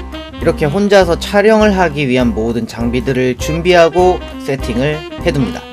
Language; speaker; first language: Korean; native; Korean